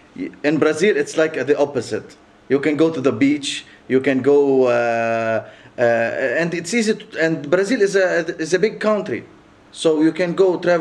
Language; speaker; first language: English; non-native, local second language; Arabic